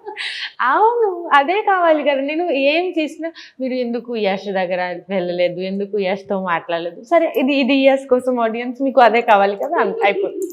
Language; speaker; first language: Telugu; non-native, learner; Bangla